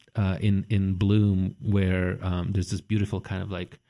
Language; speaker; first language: English; early bilingual, other home language; Russian